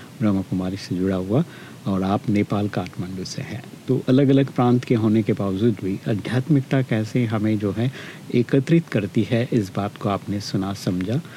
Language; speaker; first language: Hindi; native; Hindi